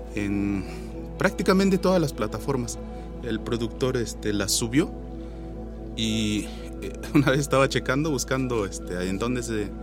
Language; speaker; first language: Spanish; non-native, local second language; Nahuatl languages